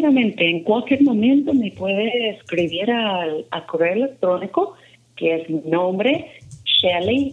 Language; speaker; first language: Spanish; non-native, fluent; English